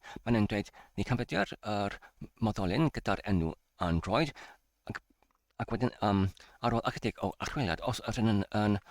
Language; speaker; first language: Welsh; non-native, fluent; English